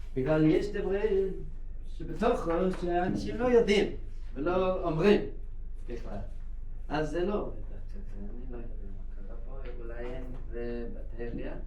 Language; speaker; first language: Hebrew; non-native, fluent; English